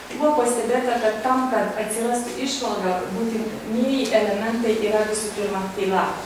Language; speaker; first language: Lithuanian; non-native, fluent; Hungarian